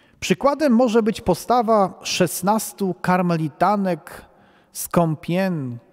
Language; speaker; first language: Polish; native; Polish